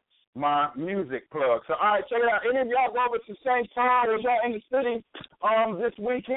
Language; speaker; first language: English; native; English